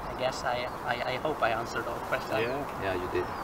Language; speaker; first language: English; non-native, fluent; German